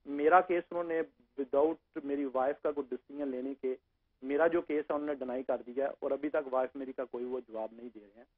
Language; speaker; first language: Urdu; native; Urdu